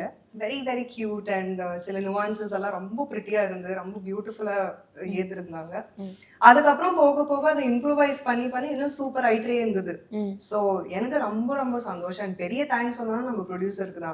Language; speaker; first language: Tamil; non-native, local second language; Hindi